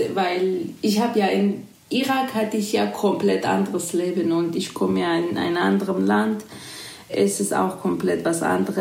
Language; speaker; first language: German; non-native, fluent; Kurdish